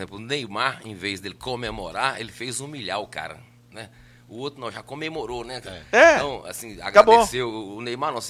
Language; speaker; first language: Portuguese; native; Portuguese